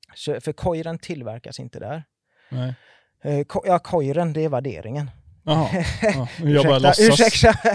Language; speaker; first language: Swedish; native; Swedish